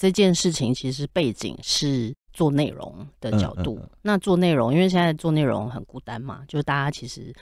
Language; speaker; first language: Chinese; native; Chinese